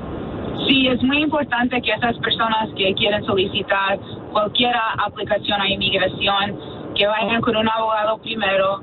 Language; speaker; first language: Spanish; early bilingual, other home language; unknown